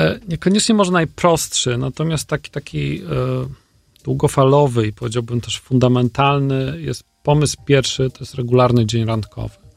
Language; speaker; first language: Polish; native; Polish